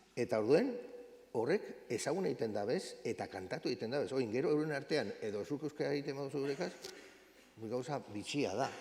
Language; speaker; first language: Basque; native; Basque